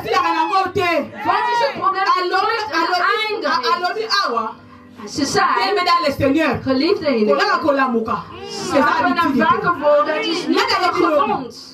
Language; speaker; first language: Dutch; non-native, fluent; Lingala